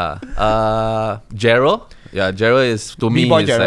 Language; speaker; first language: English; native; English